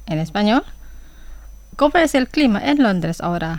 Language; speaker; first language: Spanish; non-native, fluent; Indonesian